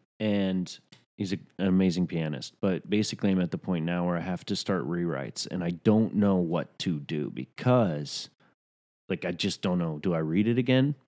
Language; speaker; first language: English; native; English